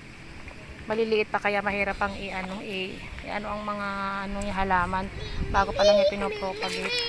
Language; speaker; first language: Filipino; native; Filipino